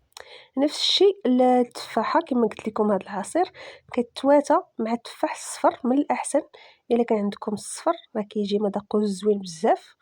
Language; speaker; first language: Arabic; native; Arabic